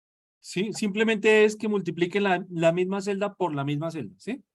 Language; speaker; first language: Spanish; native; Spanish